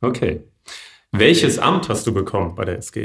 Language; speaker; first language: German; native; German